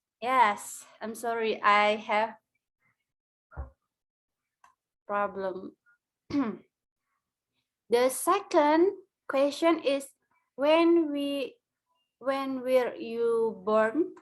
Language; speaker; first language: English; non-native, learner; Indonesian